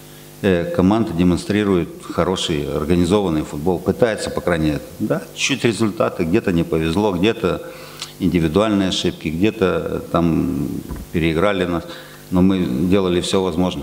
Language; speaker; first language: Russian; native; Russian